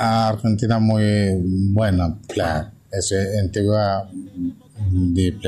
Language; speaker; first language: Spanish; non-native, learner; Bangla